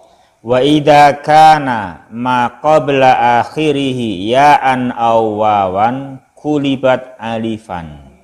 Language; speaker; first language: Arabic; non-native, fluent; Indonesian